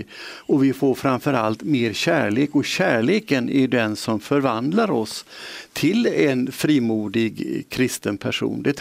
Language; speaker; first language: Swedish; native; Swedish